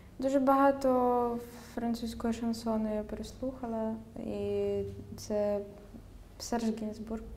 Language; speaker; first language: Ukrainian; native; Ukrainian